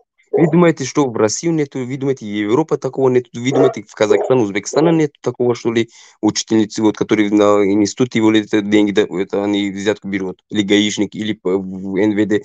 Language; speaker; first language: Russian; non-native, local second language; Tajik